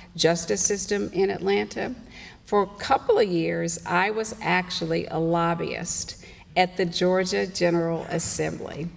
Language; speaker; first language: English; native; English